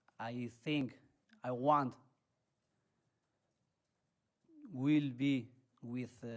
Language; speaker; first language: English; non-native, learner; Spanish